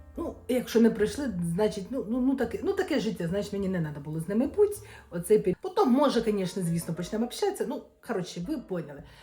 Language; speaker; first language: Ukrainian; non-native, local second language; Russian